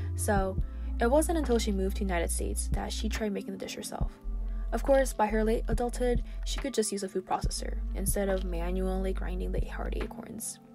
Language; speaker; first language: English; native; English